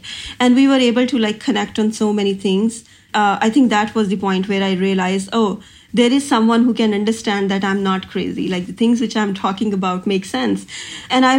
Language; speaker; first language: English; non-native, local second language; Punjabi